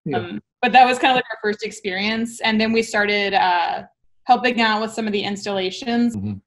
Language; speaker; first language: English; native; English